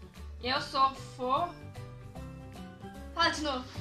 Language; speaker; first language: Portuguese; early bilingual, heritage; Portuguese